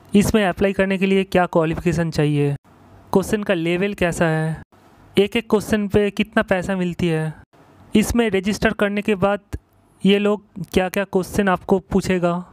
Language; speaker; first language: Hindi; non-native, local second language; Bangla